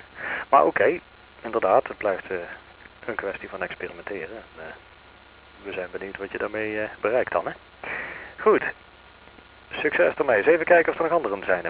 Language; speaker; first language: Dutch; native; Dutch